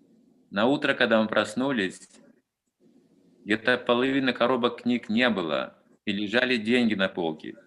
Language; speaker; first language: Russian; native; Russian